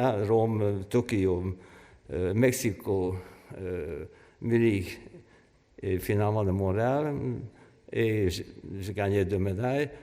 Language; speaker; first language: French; non-native, fluent; Hungarian